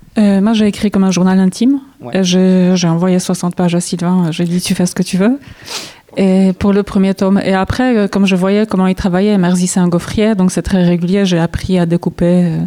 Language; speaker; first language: French; non-native, fluent; Polish